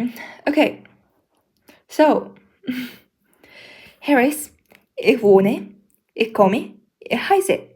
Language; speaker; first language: German; non-native, learner; Mongolian